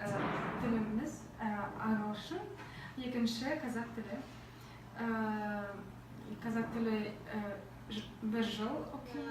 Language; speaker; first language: Kazakh; non-native, learner; Russian